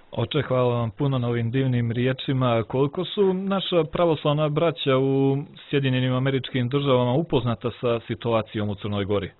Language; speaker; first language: Serbian; native; Serbian